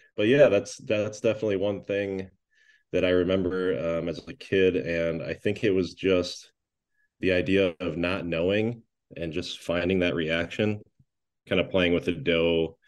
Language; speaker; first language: English; native; English